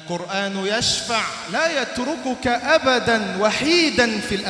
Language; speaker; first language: Arabic; native; Arabic